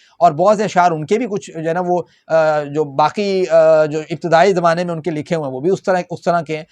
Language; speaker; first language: Urdu; non-native, local second language; Punjabi